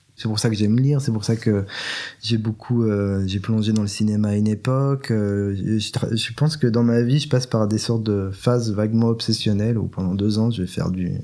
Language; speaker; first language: French; native; French